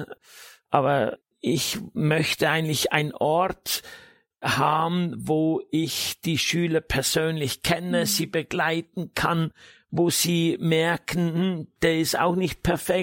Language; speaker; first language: German; native; German